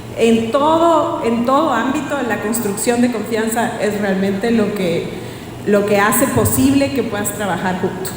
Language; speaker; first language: Spanish; native; Spanish